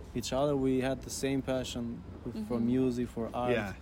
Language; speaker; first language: English; non-native, fluent; Albanian